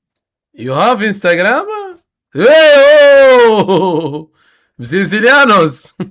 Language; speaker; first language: English; non-native, learner; Arabic